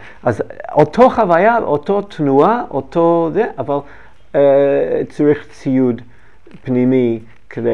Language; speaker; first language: Hebrew; non-native, learner; English